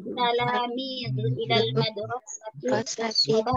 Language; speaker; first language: Arabic; non-native, learner; Indonesian